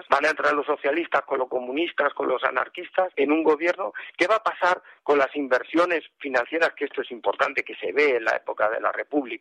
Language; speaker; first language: Spanish; native; Spanish